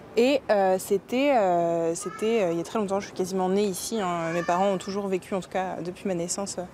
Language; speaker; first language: French; native; French